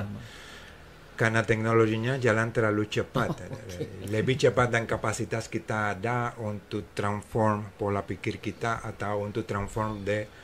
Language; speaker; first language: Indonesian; non-native, fluent; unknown